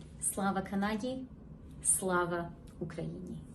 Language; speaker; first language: Ukrainian; early bilingual, heritage; Ukrainian